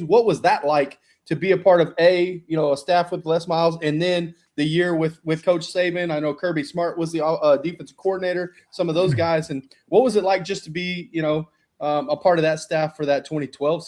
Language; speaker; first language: English; native; English